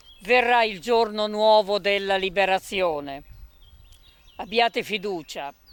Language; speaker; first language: Italian; native; Italian